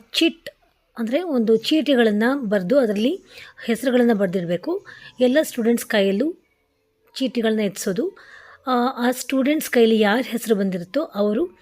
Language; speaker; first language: Kannada; non-native, local second language; Marathi